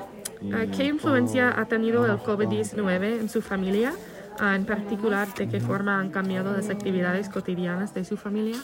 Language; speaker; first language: Spanish; non-native, fluent; English